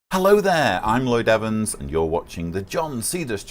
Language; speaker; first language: English; native; English